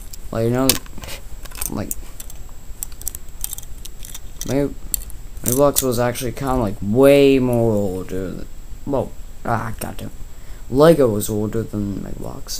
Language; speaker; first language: English; native; English